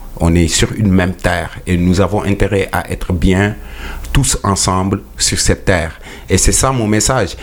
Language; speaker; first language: French; non-native, local second language; Wolof